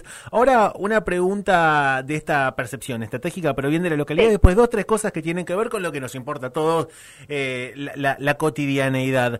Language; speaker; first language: Spanish; native; Spanish